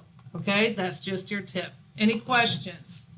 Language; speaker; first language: English; native; English